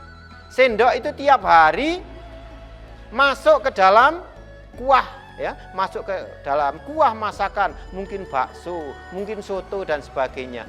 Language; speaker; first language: Indonesian; native; Indonesian